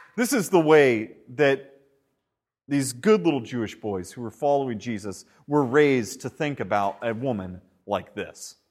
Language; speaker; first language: English; native; English